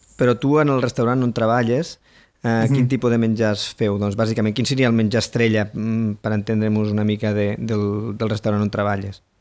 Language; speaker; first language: Catalan; native; Catalan